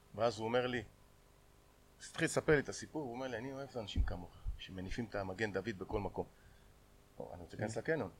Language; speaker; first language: Hebrew; native; Hebrew